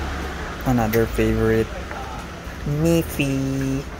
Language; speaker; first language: English; non-native, local second language; Filipino